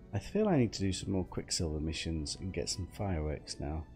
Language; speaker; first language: English; native; English